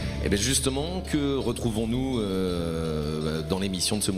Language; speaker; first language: French; native; French